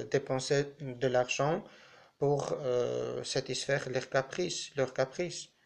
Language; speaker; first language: French; non-native, learner; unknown